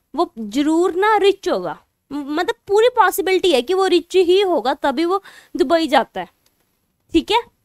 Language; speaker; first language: Hindi; non-native, local second language; Punjabi